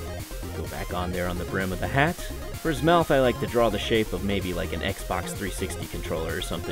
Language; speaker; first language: English; native; English